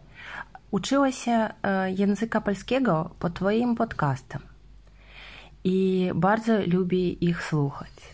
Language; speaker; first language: Polish; non-native, learner; Ukrainian